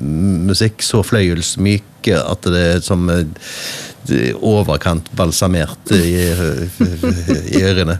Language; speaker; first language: Norwegian; native; Norwegian